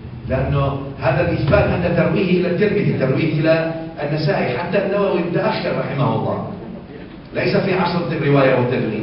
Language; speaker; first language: Arabic; native; Arabic